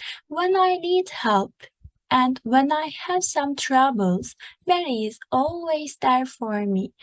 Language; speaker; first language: English; non-native, fluent; Turkish